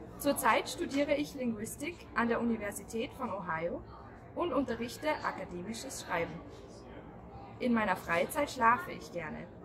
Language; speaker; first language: German; native; German